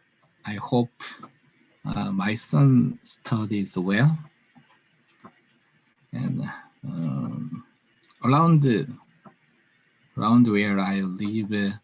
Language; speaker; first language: English; non-native, learner; Korean